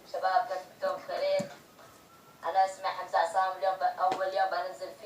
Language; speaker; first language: Arabic; early bilingual, other home language; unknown